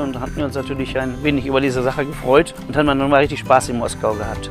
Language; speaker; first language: German; native; German